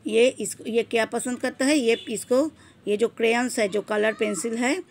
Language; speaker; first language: Hindi; non-native, local second language; Bangla